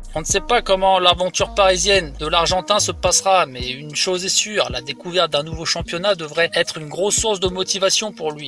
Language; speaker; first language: French; native; French